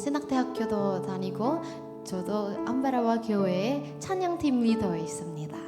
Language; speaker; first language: Korean; non-native, learner; Indonesian